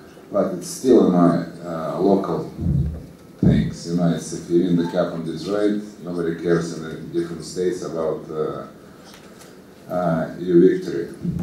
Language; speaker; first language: English; non-native, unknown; Russian